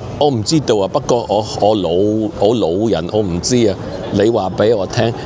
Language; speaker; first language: Cantonese; early bilingual, heritage; Cantonese